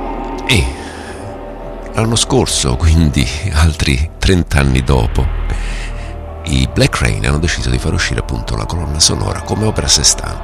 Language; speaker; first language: Italian; native; Italian